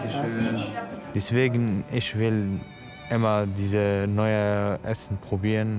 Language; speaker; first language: German; non-native, learner; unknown